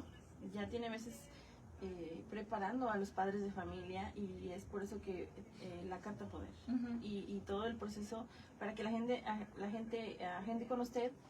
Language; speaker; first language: Spanish; native; Spanish